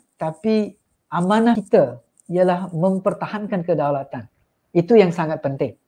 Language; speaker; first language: Malay; non-native, local second language; Tamil